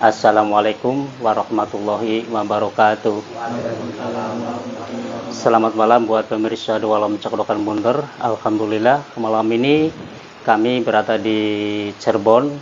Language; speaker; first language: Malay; non-native, local second language; Javanese